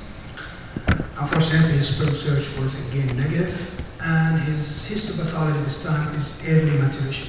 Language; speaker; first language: English; non-native, fluent; Arabic